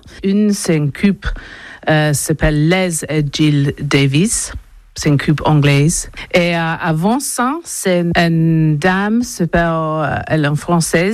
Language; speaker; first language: French; non-native, learner; English